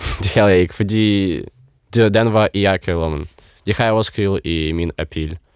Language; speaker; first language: Danish; non-native, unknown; Ukrainian